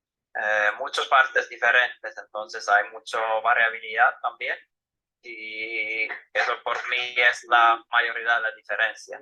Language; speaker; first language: Spanish; non-native, fluent; Finnish